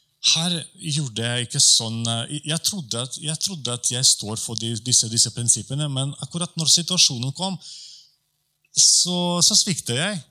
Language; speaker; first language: Norwegian; non-native, fluent; Polish